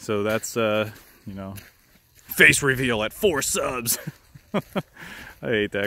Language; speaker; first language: English; native; English